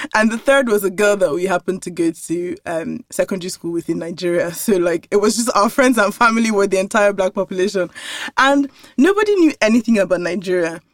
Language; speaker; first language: English; non-native, local second language; Yoruba